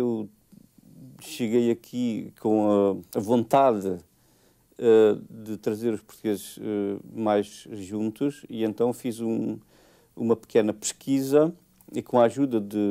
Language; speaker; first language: Portuguese; native; Portuguese